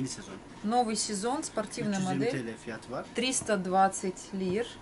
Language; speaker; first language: Russian; native; Russian